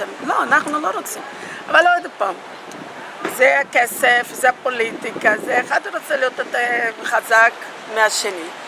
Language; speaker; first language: Hebrew; non-native, fluent; Portuguese